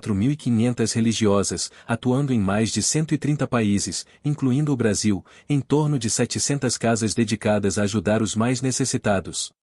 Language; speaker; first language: Portuguese; native; Portuguese